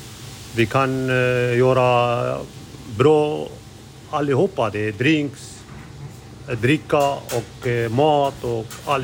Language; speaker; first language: Swedish; non-native, learner; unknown